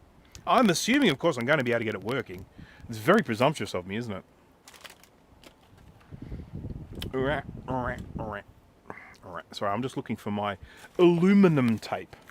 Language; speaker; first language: English; native; English